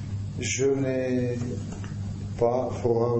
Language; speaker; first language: French; non-native, learner; Russian